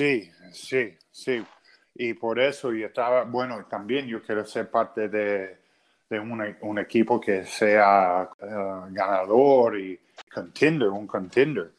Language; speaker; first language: Spanish; non-native, fluent; English